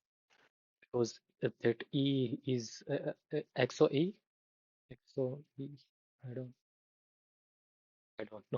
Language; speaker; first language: English; non-native, fluent; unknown